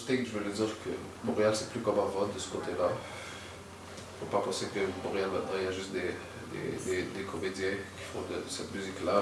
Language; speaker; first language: French; native; French